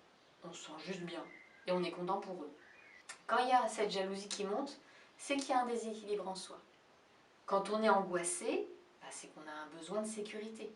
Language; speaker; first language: French; native; French